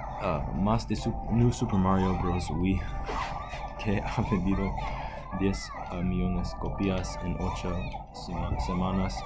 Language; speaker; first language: Spanish; non-native, learner; English